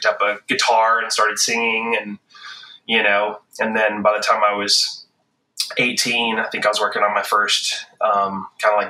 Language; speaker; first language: English; native; English